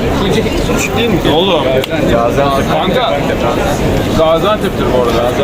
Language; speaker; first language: Turkish; native; Turkish